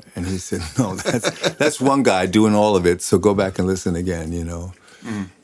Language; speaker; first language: English; native; English